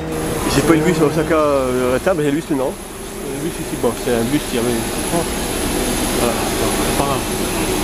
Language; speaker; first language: French; native; French